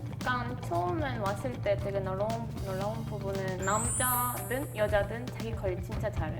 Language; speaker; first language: Korean; non-native, fluent; Ukrainian